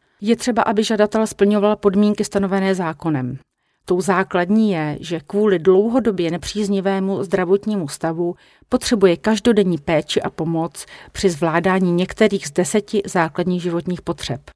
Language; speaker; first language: Czech; native; Czech